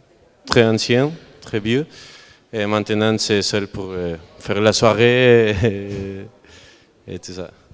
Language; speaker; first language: French; non-native, learner; Spanish